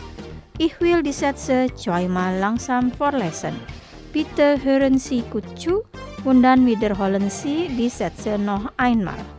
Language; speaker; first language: German; non-native, fluent; Indonesian